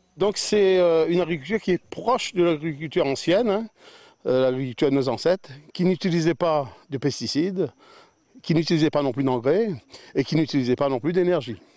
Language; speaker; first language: French; native; French